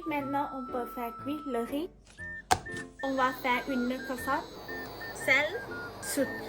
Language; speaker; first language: French; non-native, learner; Thai